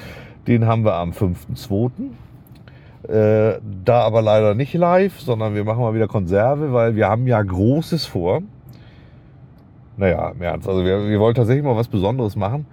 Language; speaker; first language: German; native; German